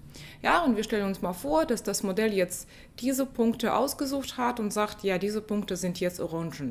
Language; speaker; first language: German; non-native, fluent; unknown